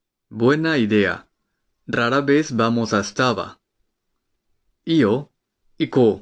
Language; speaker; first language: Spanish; non-native, fluent; Japanese